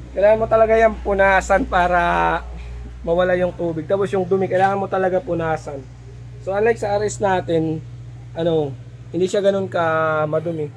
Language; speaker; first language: Filipino; non-native, local second language; Waray